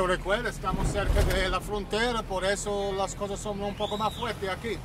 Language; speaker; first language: Spanish; non-native, learner; English